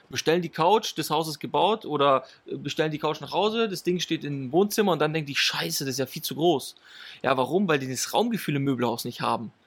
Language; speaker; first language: German; early bilingual, other home language; Italian